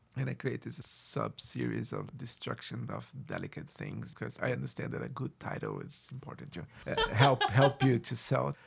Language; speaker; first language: English; non-native, fluent; Portuguese